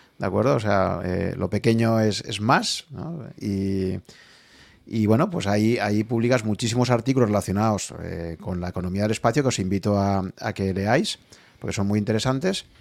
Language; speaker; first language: Spanish; native; Spanish